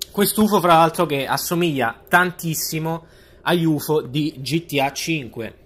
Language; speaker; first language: Italian; native; Italian